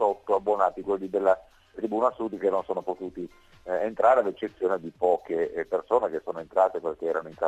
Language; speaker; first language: Italian; native; Italian